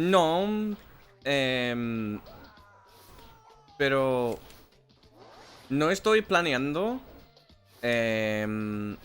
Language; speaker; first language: Spanish; non-native, learner; English